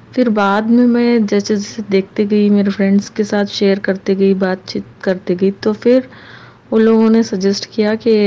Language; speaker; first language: Hindi; non-native, local second language; Urdu